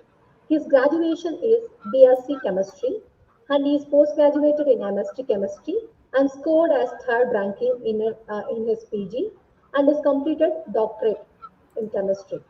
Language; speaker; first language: English; non-native, local second language; Tamil